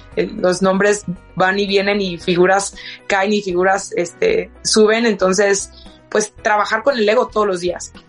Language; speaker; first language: Spanish; native; Spanish